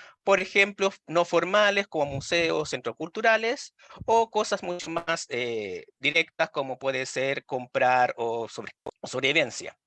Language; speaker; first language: Spanish; native; Spanish